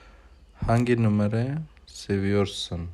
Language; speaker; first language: Turkish; non-native, learner; Urdu